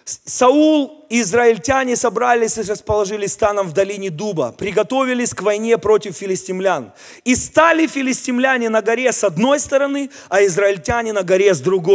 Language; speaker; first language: Russian; native; Russian